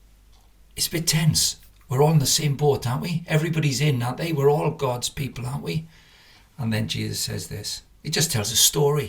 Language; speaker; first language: English; native; English